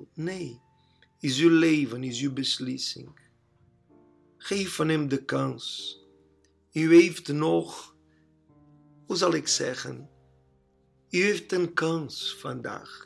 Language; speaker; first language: Dutch; non-native, learner; Portuguese